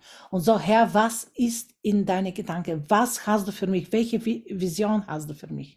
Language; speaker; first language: German; non-native, fluent; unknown